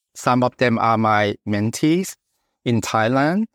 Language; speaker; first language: English; non-native, fluent; Thai